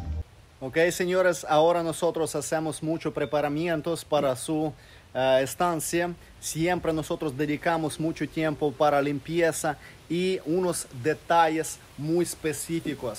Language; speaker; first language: Spanish; non-native, fluent; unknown